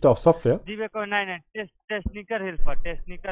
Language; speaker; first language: German; non-native, learner; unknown